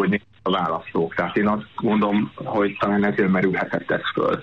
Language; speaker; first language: Hungarian; native; Hungarian